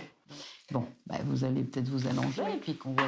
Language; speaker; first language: French; native; French